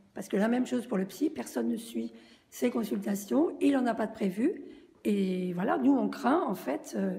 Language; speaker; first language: French; native; French